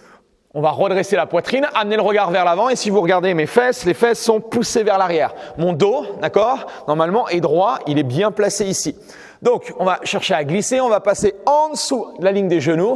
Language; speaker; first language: French; native; French